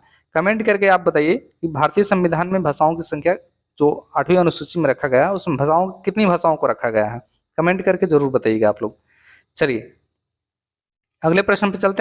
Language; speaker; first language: Hindi; native; Hindi